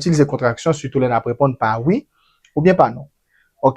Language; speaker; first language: French; non-native, learner; Haitian Creole